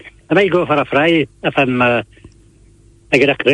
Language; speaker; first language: English; native; English